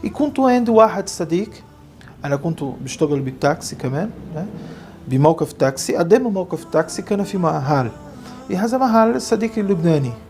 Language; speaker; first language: Arabic; non-native, learner; Portuguese